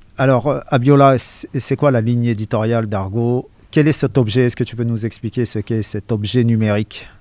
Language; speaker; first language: French; native; French